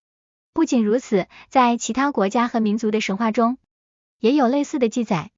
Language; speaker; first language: Chinese; native; Chinese